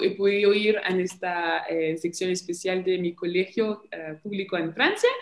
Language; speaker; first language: Spanish; non-native, fluent; French